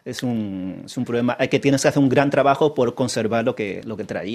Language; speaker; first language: Spanish; early bilingual, other home language; Chinese